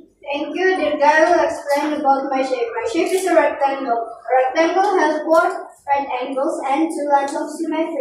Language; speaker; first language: English; non-native, learner; Indonesian